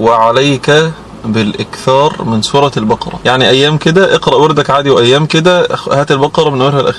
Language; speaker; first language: Arabic; native; Arabic